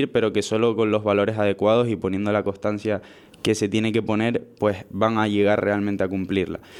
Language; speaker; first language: Spanish; native; Spanish